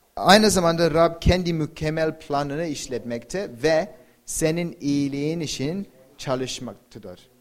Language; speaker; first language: Turkish; non-native, fluent; English